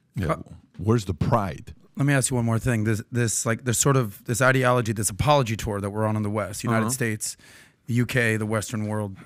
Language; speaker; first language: English; native; English